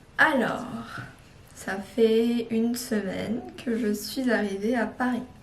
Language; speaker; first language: French; non-native, fluent; Korean